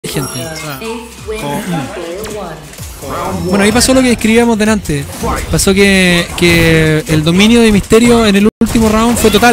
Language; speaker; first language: Spanish; native; Spanish